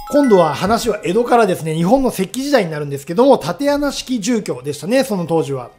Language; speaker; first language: Japanese; native; Japanese